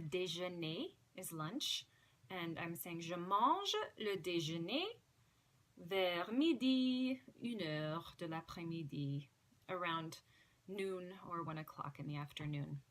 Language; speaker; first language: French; non-native, fluent; English